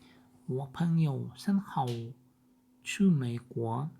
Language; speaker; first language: Chinese; non-native, learner; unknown